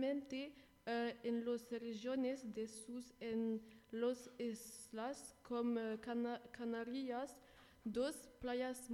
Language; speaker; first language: Spanish; non-native, learner; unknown